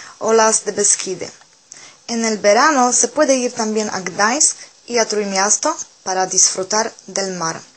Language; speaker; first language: Spanish; non-native, learner; Polish